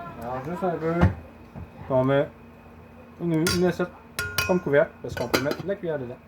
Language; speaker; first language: French; native; French